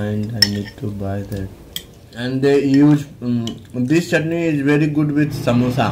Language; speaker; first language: English; non-native, local second language; Hindi